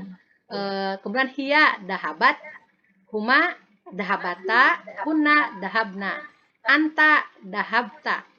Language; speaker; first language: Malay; non-native, local second language; Sundanese